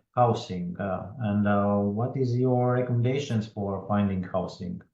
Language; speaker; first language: English; non-native, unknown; Latvian